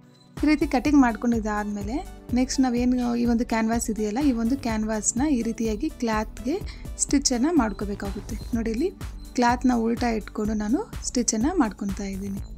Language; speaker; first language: Kannada; native; Kannada